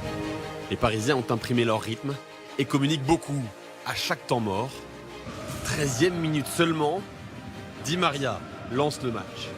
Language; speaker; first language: French; native; French